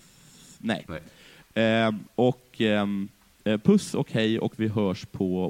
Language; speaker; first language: Swedish; native; Swedish